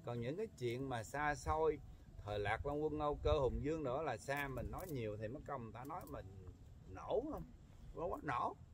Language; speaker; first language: Vietnamese; early bilingual, heritage; Vietnamese